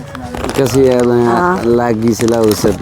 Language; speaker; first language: Filipino; non-native, learner; Punjabi